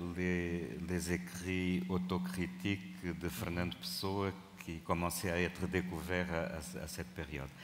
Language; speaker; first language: French; non-native, fluent; Portuguese